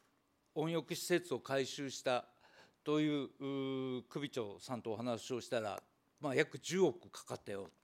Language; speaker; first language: Japanese; native; Japanese